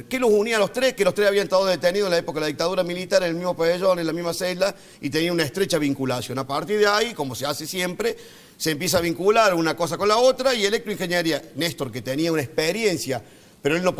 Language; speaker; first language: Spanish; native; Spanish